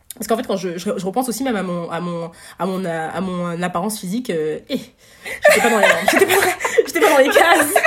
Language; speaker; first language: French; native; French